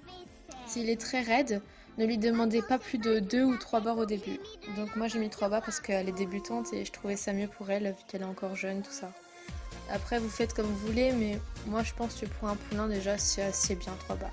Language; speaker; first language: French; native; French